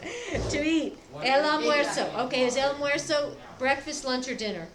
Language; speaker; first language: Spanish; non-native, fluent; English